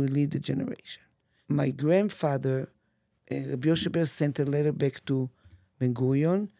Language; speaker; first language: English; non-native, fluent; Hebrew